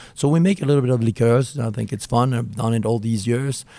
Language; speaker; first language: English; non-native, fluent; French